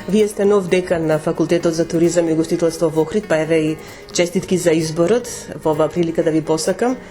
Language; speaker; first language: Macedonian; native; Macedonian